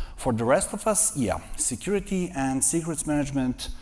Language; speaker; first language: English; non-native, fluent; Serbian